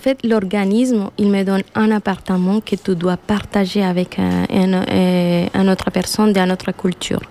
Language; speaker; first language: French; non-native, fluent; Spanish